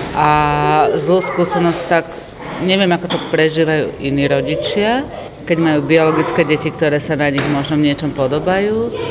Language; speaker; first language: Slovak; native; Slovak